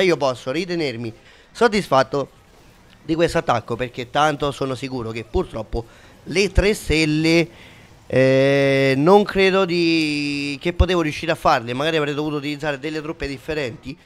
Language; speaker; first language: Italian; native; Italian